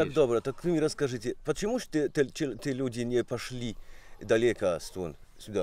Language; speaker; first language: Russian; non-native, learner; Polish